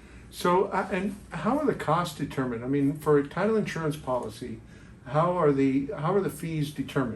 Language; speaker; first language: English; native; English